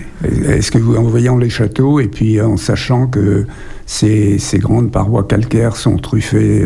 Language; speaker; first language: French; native; French